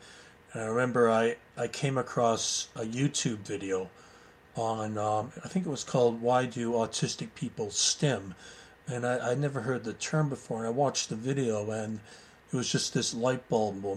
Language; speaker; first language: English; native; English